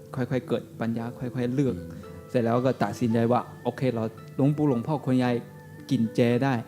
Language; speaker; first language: Thai; non-native, learner; Chinese